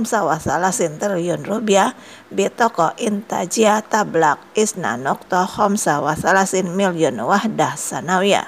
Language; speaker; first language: Arabic; non-native, fluent; Indonesian